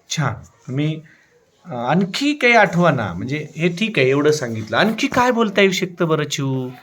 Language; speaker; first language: Marathi; native; Marathi